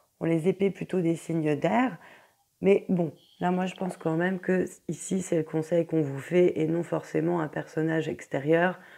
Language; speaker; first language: French; native; French